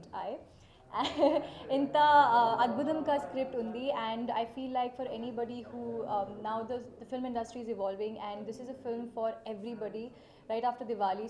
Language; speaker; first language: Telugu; non-native, local second language; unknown